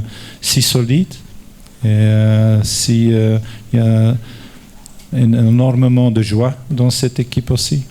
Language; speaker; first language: French; non-native, fluent; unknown